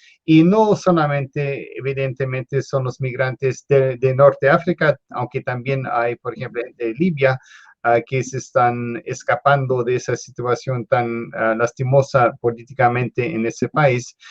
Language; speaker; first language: Spanish; non-native, fluent; English